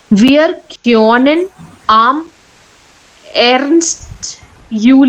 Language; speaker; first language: German; non-native, learner; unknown